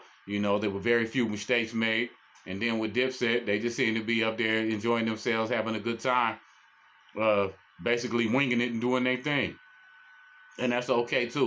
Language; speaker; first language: English; native; English